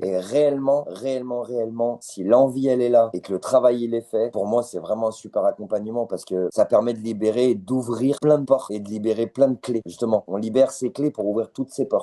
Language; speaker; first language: French; native; French